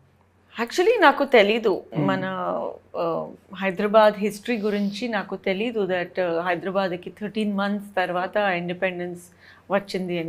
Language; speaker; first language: Telugu; non-native, fluent; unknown